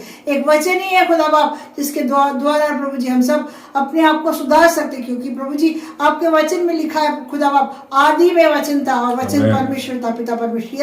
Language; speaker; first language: Hindi; native; Hindi